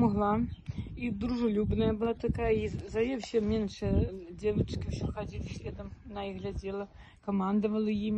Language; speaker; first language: Russian; non-native, local second language; Belarusian